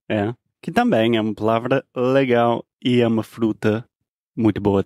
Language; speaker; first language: Portuguese; non-native, fluent; English